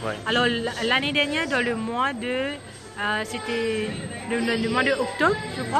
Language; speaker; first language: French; non-native, learner; Morisyen